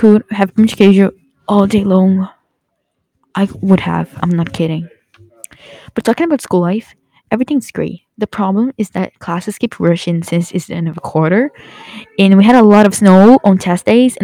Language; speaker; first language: English; early bilingual, other home language; Portuguese